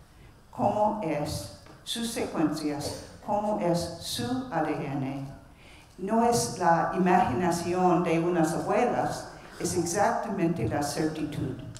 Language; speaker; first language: Spanish; non-native, learner; English